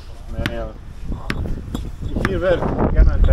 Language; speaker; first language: Dutch; non-native, learner; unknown